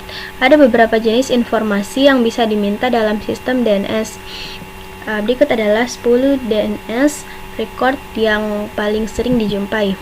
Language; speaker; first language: Indonesian; native; Indonesian